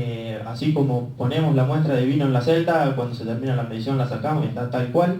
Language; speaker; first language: Spanish; native; Spanish